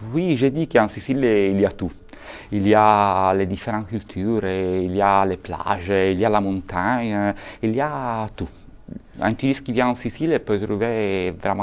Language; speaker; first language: French; non-native, fluent; Italian